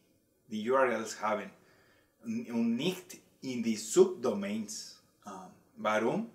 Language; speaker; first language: German; non-native, learner; Spanish